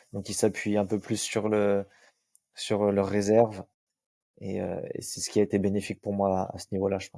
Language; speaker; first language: French; native; French